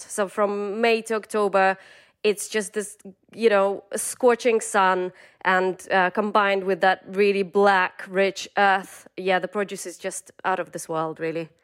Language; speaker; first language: English; non-native, fluent; Russian